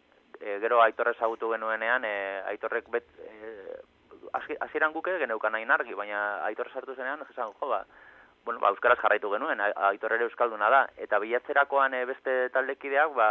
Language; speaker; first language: Basque; non-native, local second language; Spanish